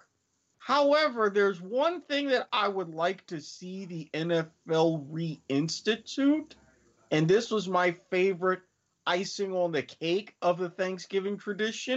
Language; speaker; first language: English; native; English